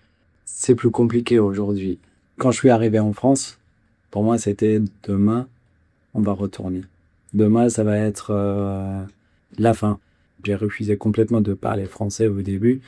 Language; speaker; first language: French; non-native, fluent; Kurdish